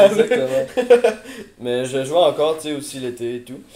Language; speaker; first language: French; native; French